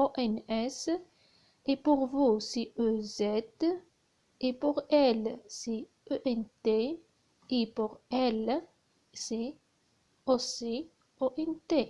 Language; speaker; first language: French; non-native, learner; Arabic